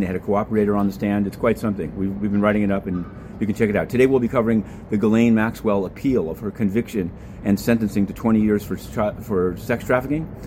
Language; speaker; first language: English; native; English